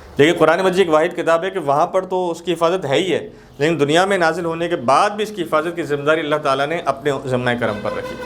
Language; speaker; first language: Urdu; native; Urdu